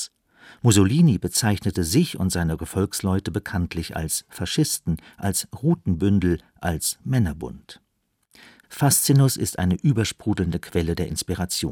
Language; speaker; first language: German; native; German